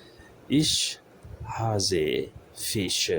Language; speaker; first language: German; non-native, learner; Urdu